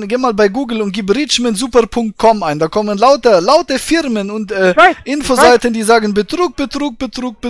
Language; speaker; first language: German; native; German